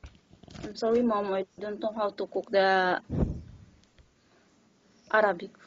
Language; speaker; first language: English; non-native, learner; Filipino